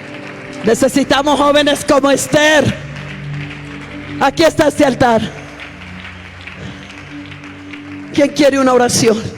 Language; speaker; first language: Spanish; native; Spanish